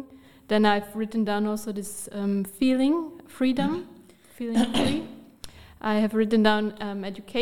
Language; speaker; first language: English; non-native, fluent; German